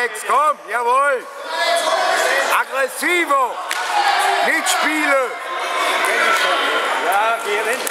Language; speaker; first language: German; native; German